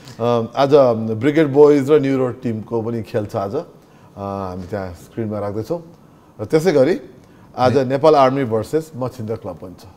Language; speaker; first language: Nepali; native; Nepali